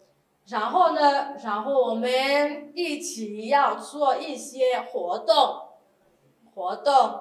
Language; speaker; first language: Chinese; non-native, fluent; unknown